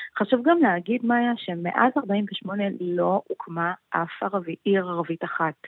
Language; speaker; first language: Hebrew; non-native, local second language; Arabic